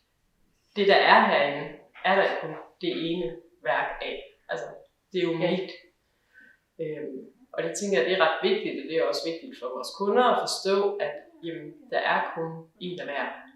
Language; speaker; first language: Danish; native; Danish